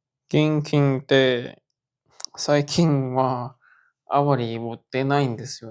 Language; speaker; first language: Japanese; non-native, learner; Korean